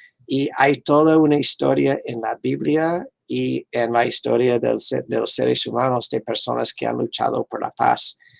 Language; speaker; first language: Spanish; non-native, fluent; English